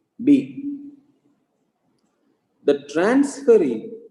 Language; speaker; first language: English; non-native, local second language; Malayalam